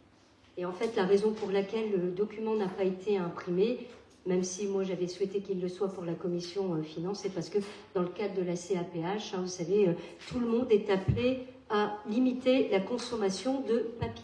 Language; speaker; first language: French; native; French